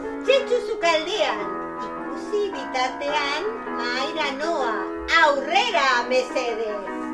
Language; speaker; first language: Basque; non-native, learner; Spanish